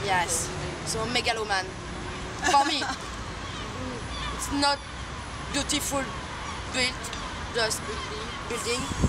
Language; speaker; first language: English; non-native, learner; French